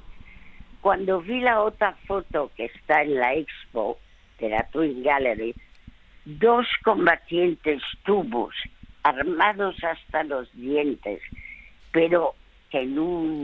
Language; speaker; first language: Spanish; early bilingual, other home language; French